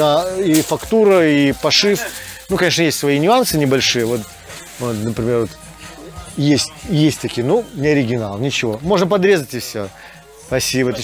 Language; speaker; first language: Russian; native; Russian